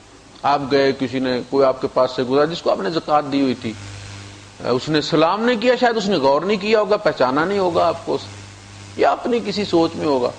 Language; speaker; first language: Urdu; non-native, local second language; Punjabi